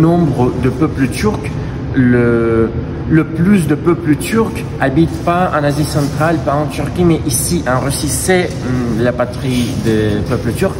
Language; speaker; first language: French; non-native, fluent; Russian